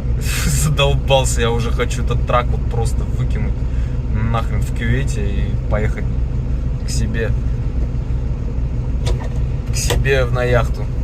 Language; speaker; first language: Russian; native; Russian